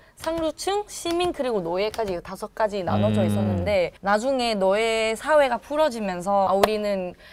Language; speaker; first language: Korean; non-native, fluent; Thai